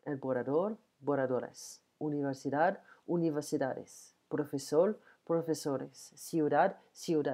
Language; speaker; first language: Spanish; non-native, learner; French